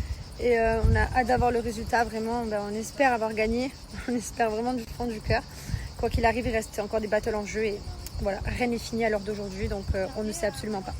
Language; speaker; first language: French; native; French